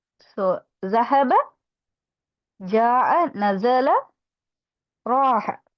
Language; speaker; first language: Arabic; non-native, fluent; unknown